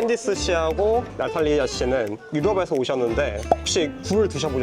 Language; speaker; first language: Korean; native; Korean